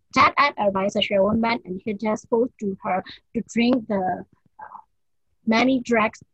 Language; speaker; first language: English; non-native, learner; Burmese